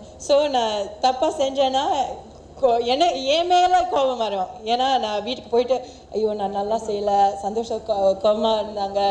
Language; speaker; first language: Tamil; early bilingual, heritage; Tamil